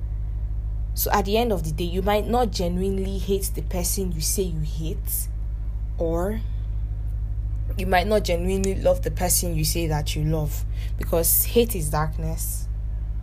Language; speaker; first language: English; non-native, local second language; Yoruba